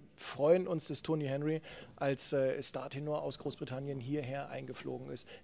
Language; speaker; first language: German; native; German